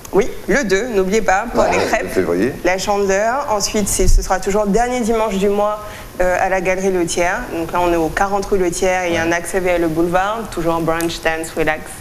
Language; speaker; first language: French; native; French